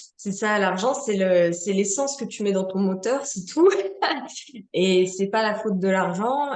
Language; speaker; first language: French; native; French